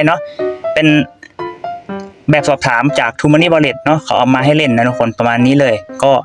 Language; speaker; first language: Thai; non-native, local second language; Northeastern Thai